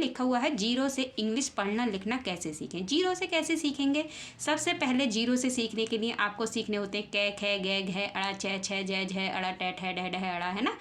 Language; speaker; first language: Hindi; native; Hindi